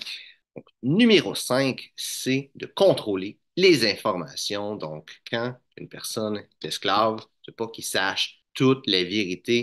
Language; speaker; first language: French; native; French